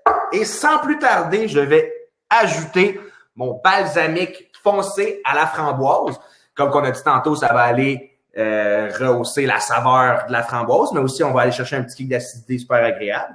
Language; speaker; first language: French; native; French